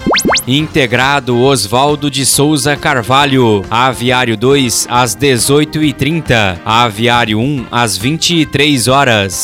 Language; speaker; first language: Portuguese; native; Portuguese